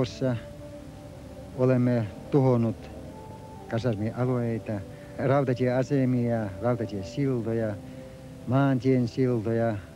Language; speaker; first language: Finnish; early bilingual, heritage; Finnish